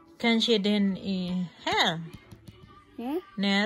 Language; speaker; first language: Swedish; non-native, learner; Filipino